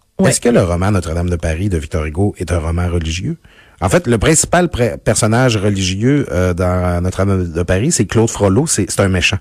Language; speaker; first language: French; native; French